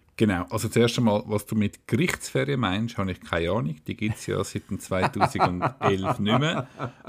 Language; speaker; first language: German; native; German